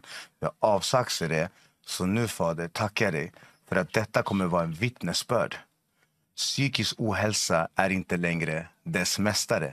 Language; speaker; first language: Swedish; non-native, fluent; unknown